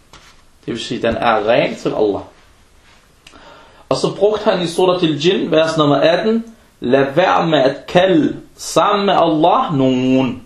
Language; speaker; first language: Danish; early bilingual, other home language; Arabic